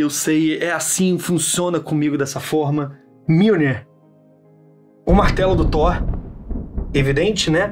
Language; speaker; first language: Portuguese; native; Portuguese